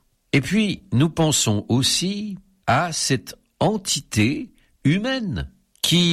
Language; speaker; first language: French; native; French